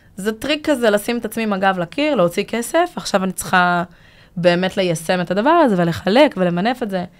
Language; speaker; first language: Hebrew; early bilingual, other home language; Russian